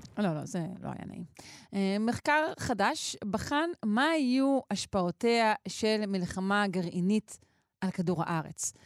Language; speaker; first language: Hebrew; native; Hebrew